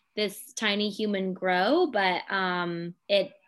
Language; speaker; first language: English; native; English